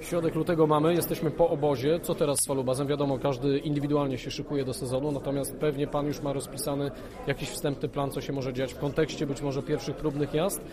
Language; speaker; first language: Polish; native; Polish